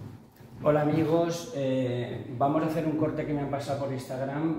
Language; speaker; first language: Spanish; native; Spanish